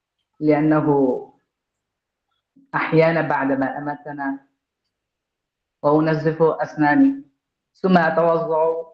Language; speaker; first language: Arabic; non-native, learner; Bangla